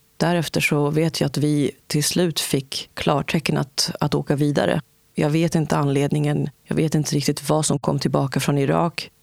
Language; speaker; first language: Swedish; early bilingual, other home language; Kurdish